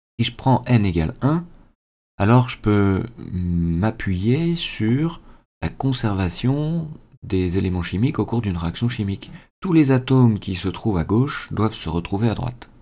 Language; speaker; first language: French; native; French